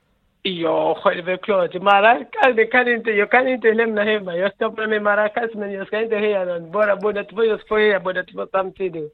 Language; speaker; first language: Swedish; non-native, learner; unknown